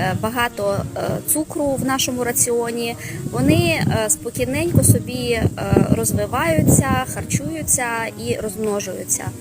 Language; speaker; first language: Ukrainian; non-native, local second language; Russian